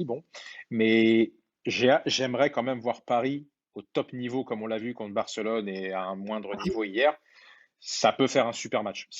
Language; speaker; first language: French; native; French